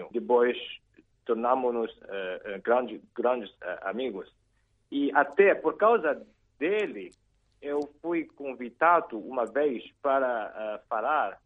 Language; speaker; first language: Portuguese; non-native, fluent; Chinese